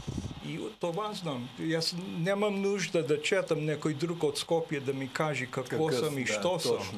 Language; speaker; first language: Bulgarian; early bilingual, heritage; Bulgarian